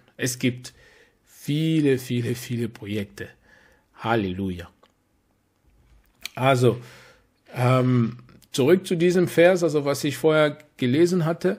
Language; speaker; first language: German; non-native, fluent; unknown